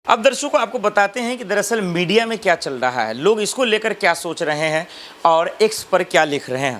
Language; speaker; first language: Hindi; native; Hindi